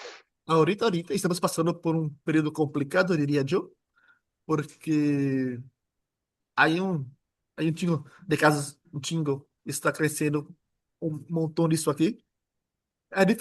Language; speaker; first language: Spanish; non-native, fluent; Portuguese